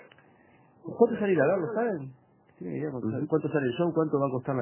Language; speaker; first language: Spanish; native; Spanish